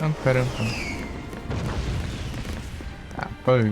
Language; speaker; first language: Portuguese; native; Portuguese